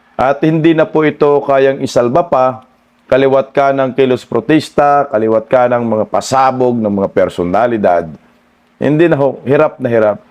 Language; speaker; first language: Filipino; non-native, local second language; Cebuano